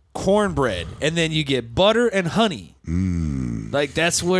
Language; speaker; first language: English; native; English